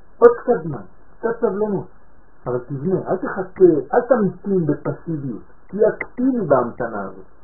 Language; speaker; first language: Hebrew; non-native, fluent; French